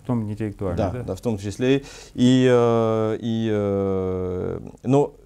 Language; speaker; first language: Russian; non-native, learner; French